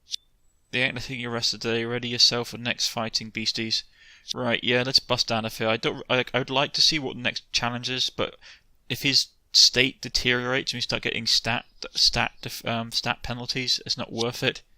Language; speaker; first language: English; native; English